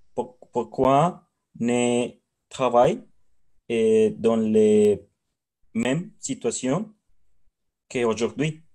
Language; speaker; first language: French; non-native, learner; Spanish